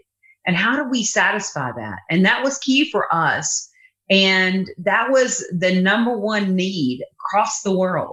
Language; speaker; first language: English; native; English